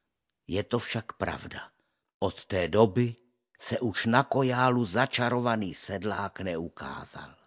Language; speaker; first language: Czech; native; Czech